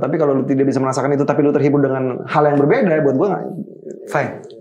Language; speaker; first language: Indonesian; native; Indonesian